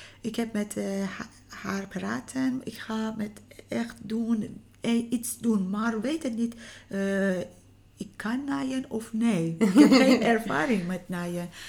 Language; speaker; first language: Dutch; non-native, learner; Persian